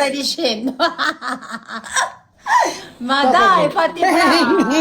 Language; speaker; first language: Italian; non-native, learner; Thai